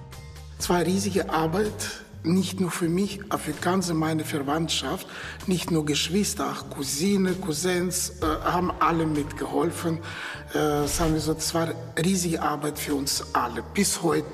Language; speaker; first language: German; non-native, learner; Russian